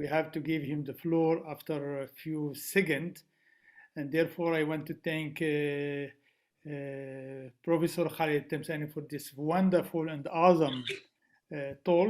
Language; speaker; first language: English; non-native, fluent; Arabic